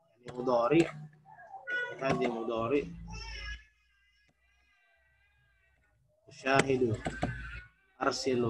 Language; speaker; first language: Arabic; non-native, fluent; Indonesian